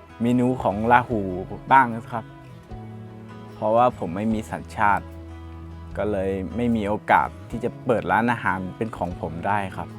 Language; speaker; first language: Thai; non-native, local second language; Lahu